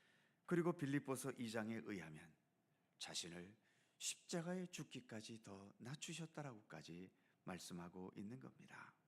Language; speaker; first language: Korean; native; Korean